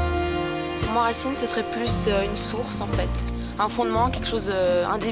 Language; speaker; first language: French; native; French